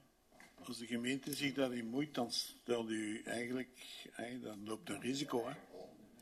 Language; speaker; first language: Dutch; native; Dutch